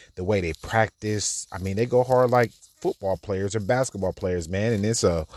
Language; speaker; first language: English; native; English